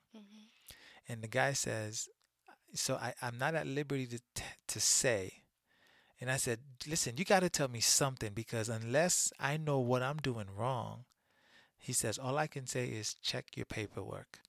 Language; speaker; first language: English; early bilingual, other home language; Haitian Creole